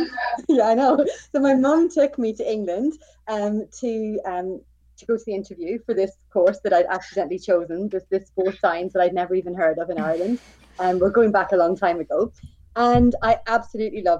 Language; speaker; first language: English; native; English